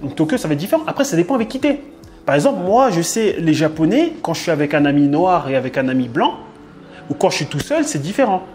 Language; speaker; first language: French; native; French